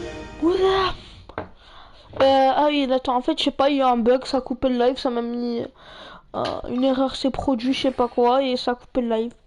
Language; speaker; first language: French; native; French